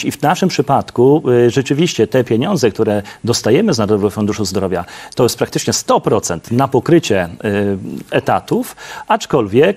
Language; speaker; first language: Polish; native; Polish